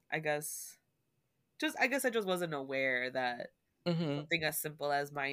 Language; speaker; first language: English; early bilingual, other home language; Spanish